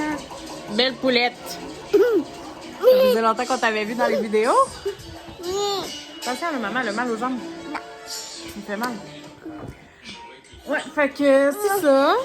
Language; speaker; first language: French; native; French